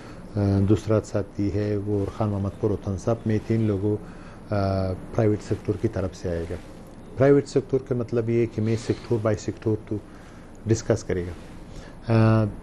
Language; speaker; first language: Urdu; non-native, learner; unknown